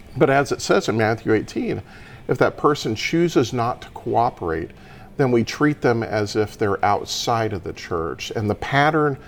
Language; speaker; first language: English; native; English